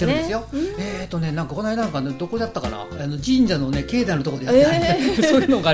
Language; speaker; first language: Japanese; native; Japanese